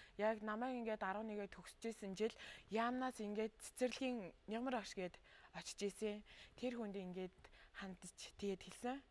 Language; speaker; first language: Mongolian; non-native, local second language; Tuvinian